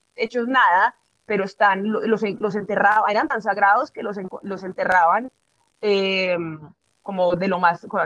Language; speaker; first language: Spanish; native; Spanish